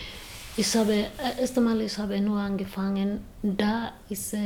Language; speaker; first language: German; non-native, learner; Swahili